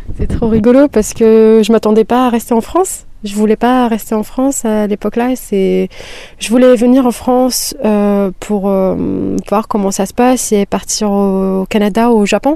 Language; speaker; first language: French; non-native, local second language; Kabyle